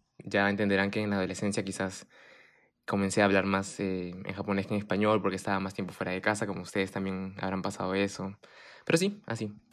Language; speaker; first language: Spanish; early bilingual, heritage; Spanish